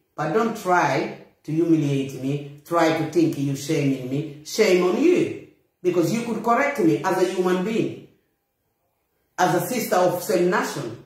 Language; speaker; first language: English; non-native, fluent; Upper Guinea Crioulo